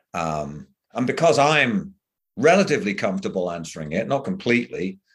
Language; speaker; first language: English; native; English